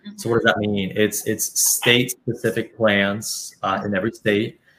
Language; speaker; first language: English; early bilingual, other home language; Spanish